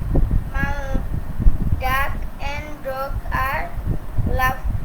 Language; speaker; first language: English; non-native, learner; Bangla